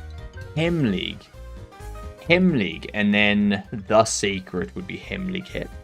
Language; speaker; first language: Swedish; non-native, learner; English